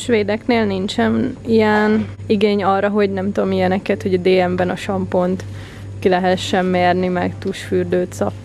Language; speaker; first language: Hungarian; native; Hungarian